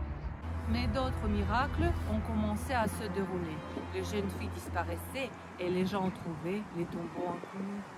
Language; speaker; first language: French; non-native, learner; Russian